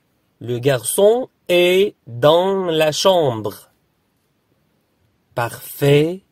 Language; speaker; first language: French; non-native, fluent; Arabic